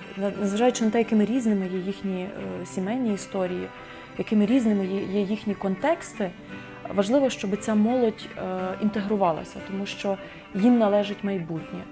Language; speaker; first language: Ukrainian; native; Ukrainian